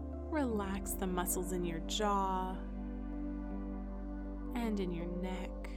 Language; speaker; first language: English; native; English